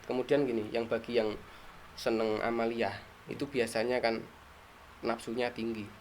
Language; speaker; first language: Indonesian; non-native, local second language; Javanese